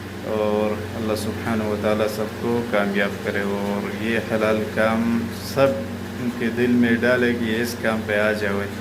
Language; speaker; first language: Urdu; non-native, local second language; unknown